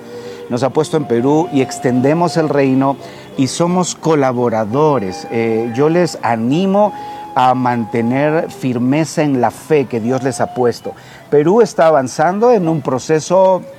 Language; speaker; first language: English; non-native, learner; Spanish